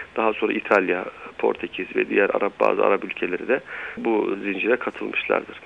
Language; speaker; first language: Turkish; native; Turkish